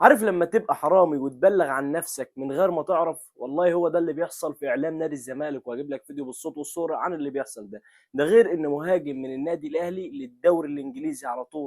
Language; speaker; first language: Arabic; native; Arabic